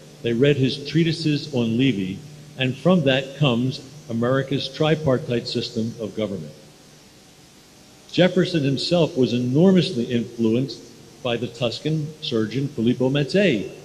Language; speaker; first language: English; native; English